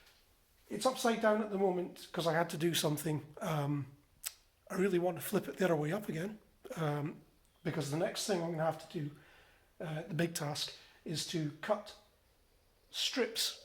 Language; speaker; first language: English; native; English